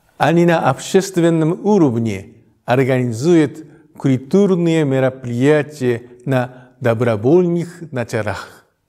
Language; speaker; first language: Russian; non-native, fluent; Japanese